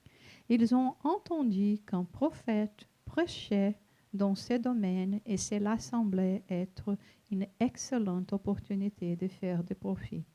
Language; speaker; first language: French; non-native, fluent; Portuguese